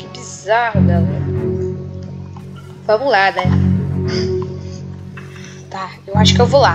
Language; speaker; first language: Portuguese; native; Portuguese